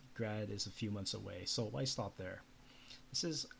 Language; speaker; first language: English; native; English